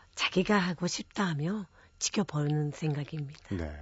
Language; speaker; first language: Korean; non-native, fluent; Japanese